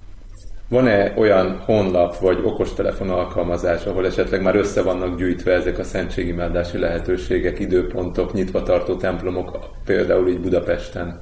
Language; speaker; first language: Hungarian; native; Hungarian